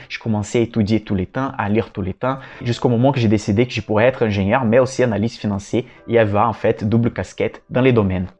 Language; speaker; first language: French; non-native, fluent; Portuguese